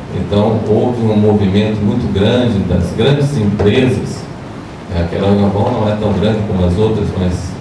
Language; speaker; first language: Portuguese; native; Portuguese